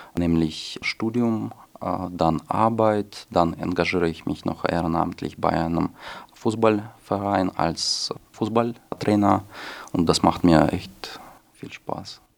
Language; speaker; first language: German; non-native, fluent; Russian